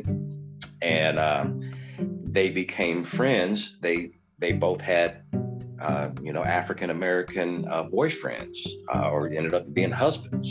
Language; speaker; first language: English; native; English